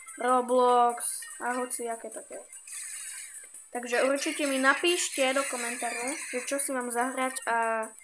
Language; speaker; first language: Slovak; non-native, local second language; Hungarian